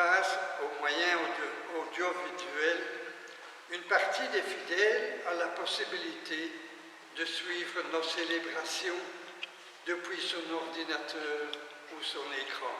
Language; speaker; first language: French; native; French